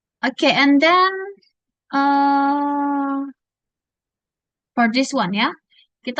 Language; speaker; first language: English; non-native, learner; Indonesian